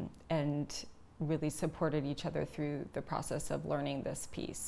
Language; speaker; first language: English; native; English